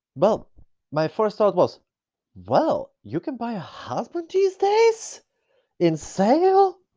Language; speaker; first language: English; non-native, fluent; Czech